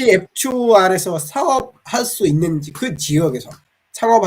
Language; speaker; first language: Korean; non-native, fluent; Bangla